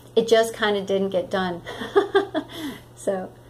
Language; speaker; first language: English; native; English